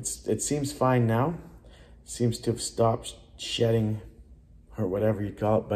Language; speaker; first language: English; native; English